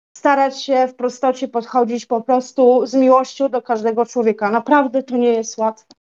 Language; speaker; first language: Polish; native; Polish